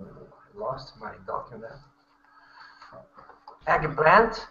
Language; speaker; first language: English; non-native, fluent; Portuguese